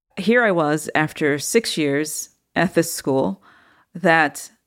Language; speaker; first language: English; native; English